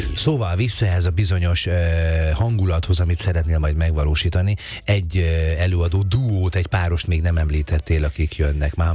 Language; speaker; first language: Hungarian; native; Hungarian